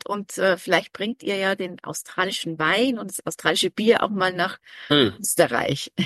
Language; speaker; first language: German; native; German